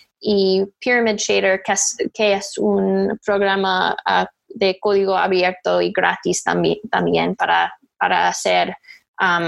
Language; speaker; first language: Spanish; non-native, learner; English